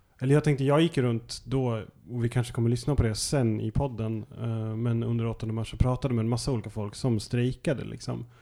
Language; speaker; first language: Swedish; native; Swedish